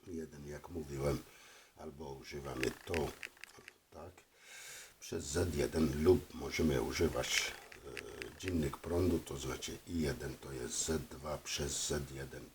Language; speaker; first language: Polish; non-native, learner; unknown